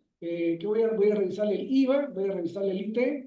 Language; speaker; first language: Spanish; native; Spanish